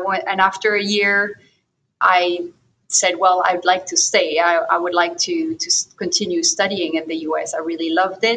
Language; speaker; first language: English; non-native, fluent; French